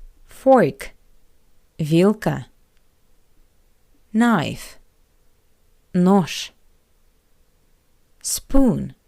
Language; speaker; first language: English; non-native, fluent; Russian